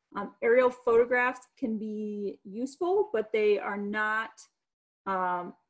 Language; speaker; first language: English; native; English